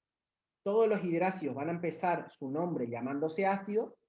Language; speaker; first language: Spanish; native; Spanish